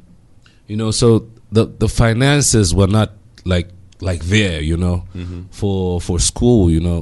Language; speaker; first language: English; non-native, local second language; Bemba